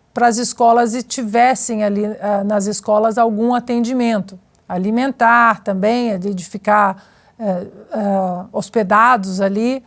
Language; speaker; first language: Portuguese; native; Portuguese